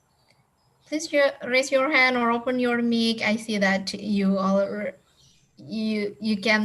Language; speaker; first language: English; non-native, fluent; Indonesian